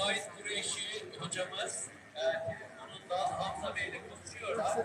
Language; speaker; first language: Turkish; native; Turkish